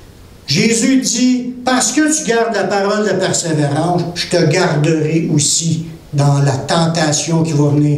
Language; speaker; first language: French; native; French